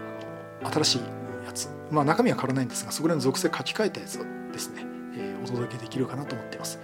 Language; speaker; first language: Japanese; native; Japanese